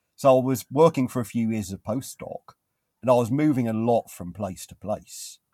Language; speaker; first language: English; native; English